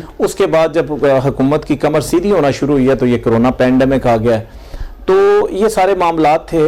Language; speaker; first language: Urdu; non-native, local second language; Punjabi